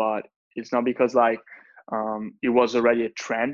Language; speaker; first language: English; non-native, fluent; Italian